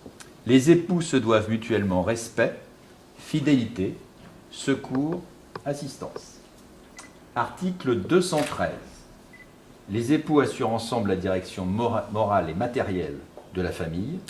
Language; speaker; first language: French; native; French